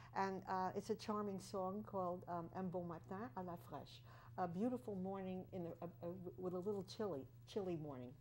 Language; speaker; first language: English; native; English